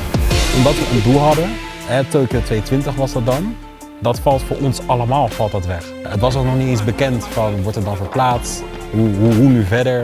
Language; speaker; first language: Dutch; native; Dutch